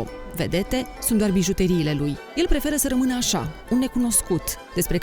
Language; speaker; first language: Romanian; native; Romanian